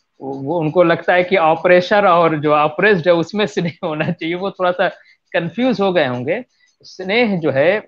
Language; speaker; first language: Hindi; non-native, local second language; Bhojpuri